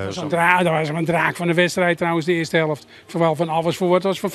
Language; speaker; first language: Dutch; native; Dutch